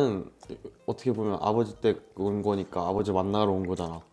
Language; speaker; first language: Korean; native; Korean